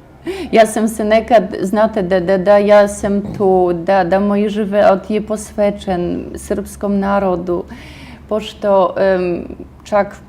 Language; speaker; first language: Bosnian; non-native, fluent; Russian